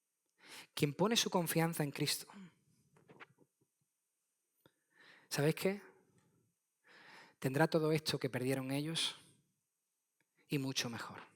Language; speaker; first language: Spanish; native; Spanish